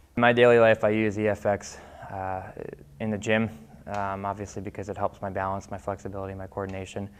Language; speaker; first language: English; native; English